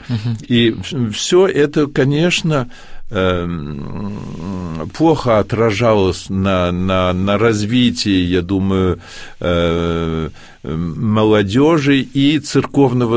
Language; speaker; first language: Russian; early bilingual, heritage; Russian